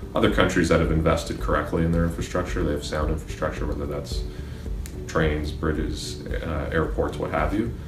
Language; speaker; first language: English; native; English